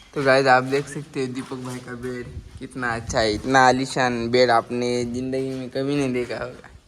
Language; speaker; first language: Hindi; non-native, local second language; Marathi